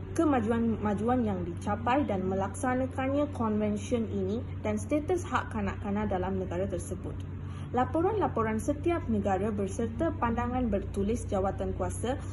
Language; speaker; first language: Malay; non-native, local second language; Tamil